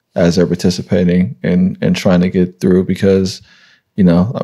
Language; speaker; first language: English; native; English